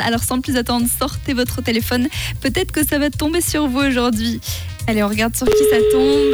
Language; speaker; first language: French; native; French